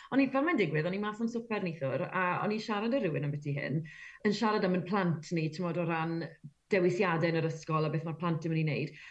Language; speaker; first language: Welsh; native; Welsh